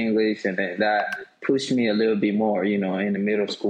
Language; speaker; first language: English; non-native, local second language; Swahili